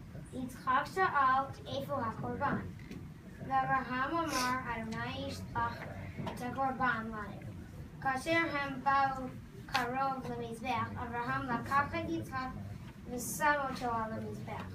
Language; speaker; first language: Hebrew; non-native, learner; English